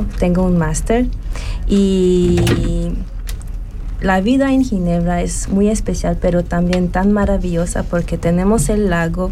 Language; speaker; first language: Spanish; early bilingual, heritage; Spanish